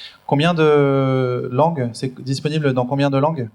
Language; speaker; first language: French; native; French